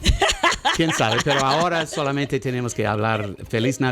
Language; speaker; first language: Spanish; non-native, learner; English